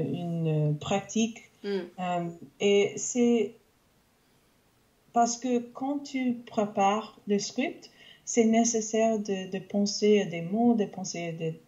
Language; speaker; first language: French; non-native, local second language; English